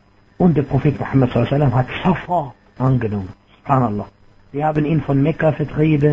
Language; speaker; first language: German; non-native, fluent; Arabic